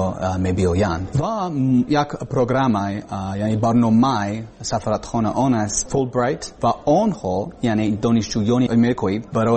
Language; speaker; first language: Persian; non-native, learner; English